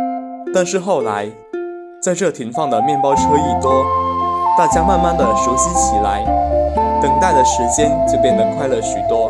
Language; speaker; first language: Chinese; native; Chinese